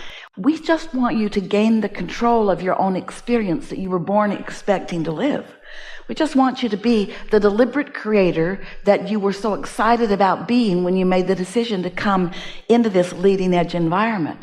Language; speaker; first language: English; native; English